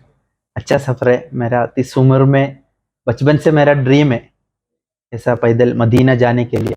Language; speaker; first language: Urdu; non-native, local second language; Malayalam